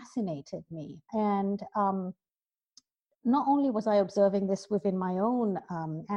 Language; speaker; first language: English; native; English